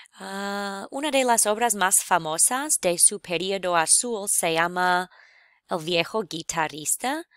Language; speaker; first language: Spanish; non-native, fluent; English